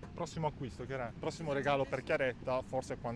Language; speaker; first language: Italian; native; Italian